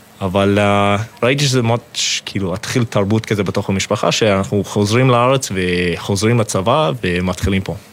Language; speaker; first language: Hebrew; non-native, fluent; English